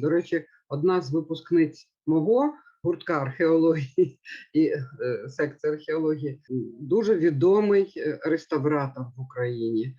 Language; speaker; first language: Ukrainian; native; Ukrainian